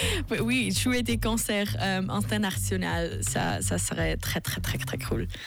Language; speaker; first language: French; non-native, learner; German